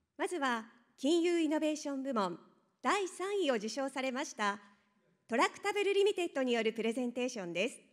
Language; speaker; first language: Japanese; native; Japanese